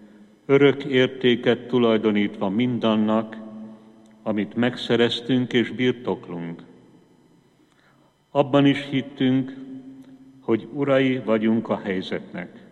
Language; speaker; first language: Hungarian; native; Hungarian